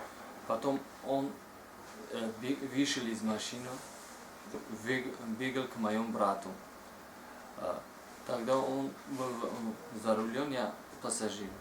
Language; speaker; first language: Russian; non-native, learner; Tajik